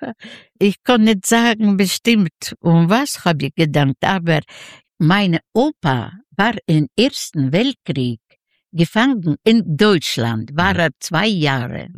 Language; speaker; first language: German; non-native, learner; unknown